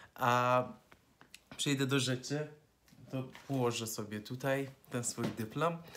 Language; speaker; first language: Polish; non-native, fluent; Persian